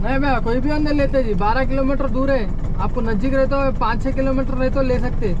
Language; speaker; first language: Hindi; non-native, local second language; Telugu